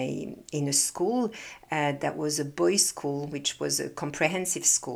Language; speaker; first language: English; non-native, fluent; French